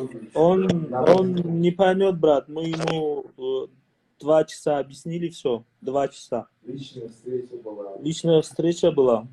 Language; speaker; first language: Russian; non-native, fluent; Tajik